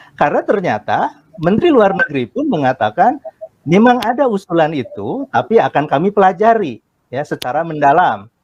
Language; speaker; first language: Indonesian; native; Indonesian